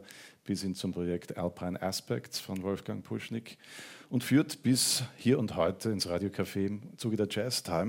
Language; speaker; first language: German; native; German